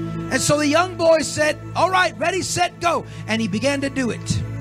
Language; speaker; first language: English; native; English